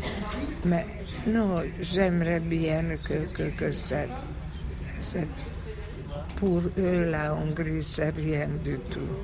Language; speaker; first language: French; non-native, fluent; Hungarian